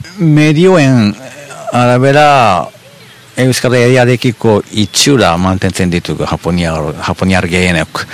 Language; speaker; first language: Basque; non-native, fluent; Japanese